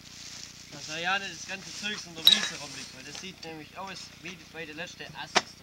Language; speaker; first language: German; native; German